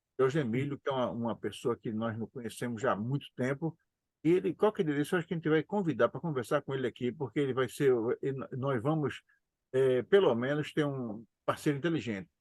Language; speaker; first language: Portuguese; native; Portuguese